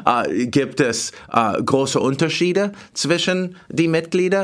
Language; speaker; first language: German; non-native, fluent; English